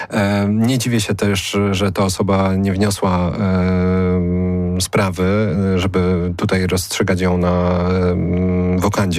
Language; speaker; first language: Polish; native; Polish